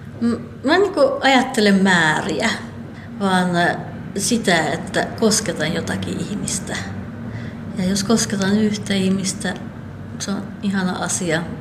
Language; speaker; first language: Finnish; non-native, local second language; Northern Sami